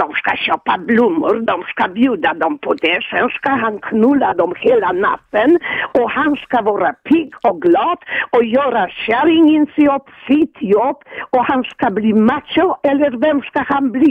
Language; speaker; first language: Swedish; non-native, fluent; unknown